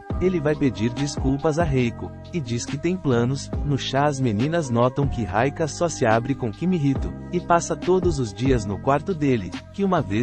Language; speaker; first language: Portuguese; native; Portuguese